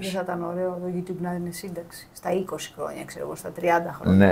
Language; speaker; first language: Greek; native; Greek